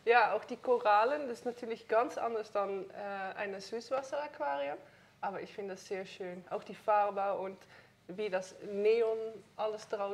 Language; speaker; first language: German; non-native, learner; Dutch